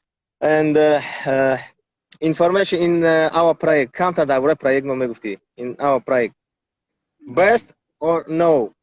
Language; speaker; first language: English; non-native, learner; Tajik